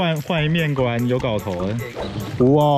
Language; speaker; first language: Chinese; native; Chinese